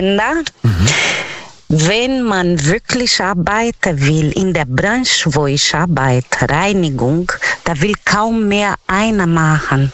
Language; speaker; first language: German; non-native, learner; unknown